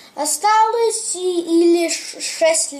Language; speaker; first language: Russian; early bilingual, heritage; English